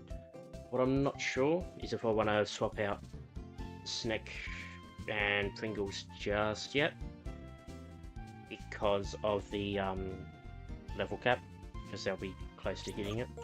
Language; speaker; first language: English; native; English